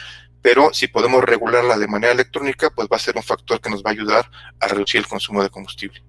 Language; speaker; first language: Spanish; native; Spanish